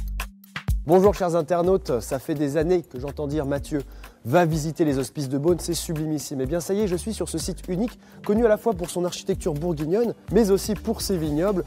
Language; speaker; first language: French; native; French